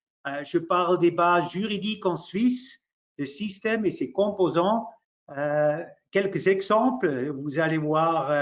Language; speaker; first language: French; non-native, local second language; German